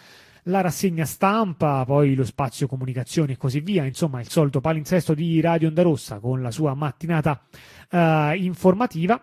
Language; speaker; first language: Italian; native; Italian